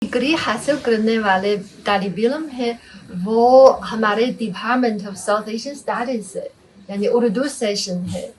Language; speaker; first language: Hindi; non-native, fluent; Chinese